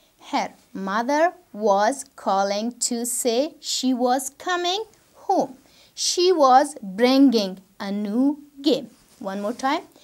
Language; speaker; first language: English; non-native, fluent; Persian